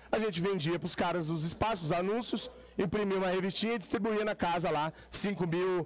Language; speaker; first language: Portuguese; native; Portuguese